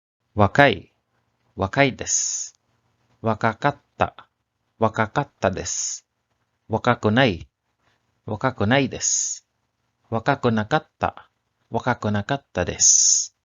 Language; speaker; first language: Japanese; non-native, learner; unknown